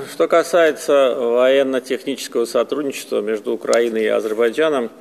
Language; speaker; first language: Russian; non-native, local second language; Azerbaijani